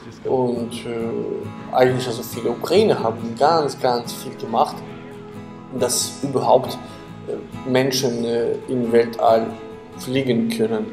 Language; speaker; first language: German; non-native, fluent; Ukrainian